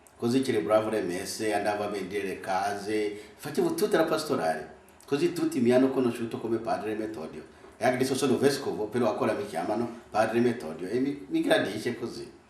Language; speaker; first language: Italian; non-native, fluent; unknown